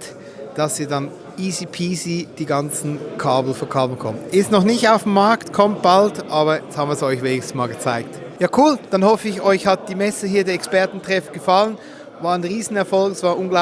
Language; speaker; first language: German; native; German